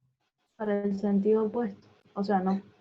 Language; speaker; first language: Spanish; native; Spanish